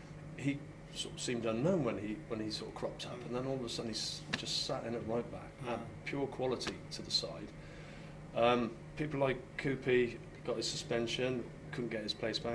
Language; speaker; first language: English; native; English